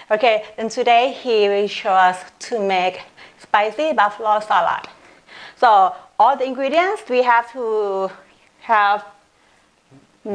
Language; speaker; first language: English; non-native, local second language; Thai